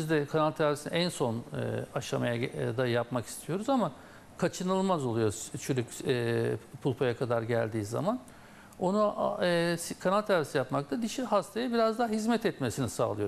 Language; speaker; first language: Turkish; native; Turkish